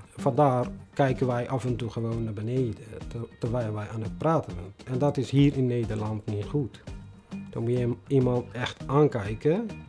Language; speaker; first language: Dutch; non-native, fluent; Tigrinya